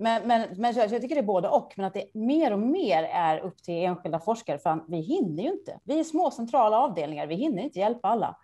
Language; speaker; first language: Swedish; native; Swedish